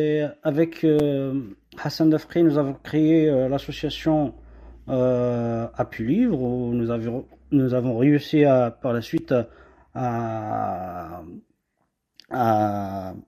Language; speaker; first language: French; non-native, local second language; Kabyle